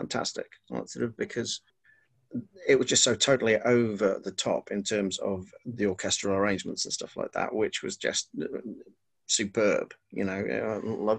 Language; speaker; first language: English; non-native, local second language; Welsh